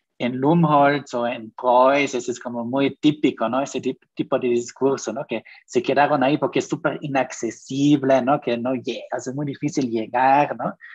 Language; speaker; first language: Spanish; non-native, fluent; German